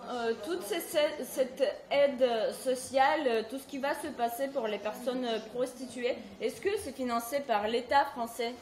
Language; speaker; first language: French; non-native, fluent; Russian